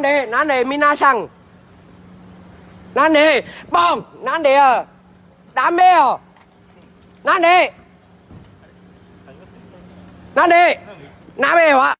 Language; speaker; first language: Japanese; non-native, learner; Vietnamese